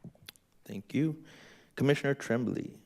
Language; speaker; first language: English; native; English